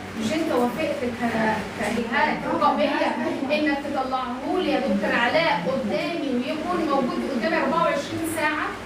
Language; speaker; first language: Arabic; native; Arabic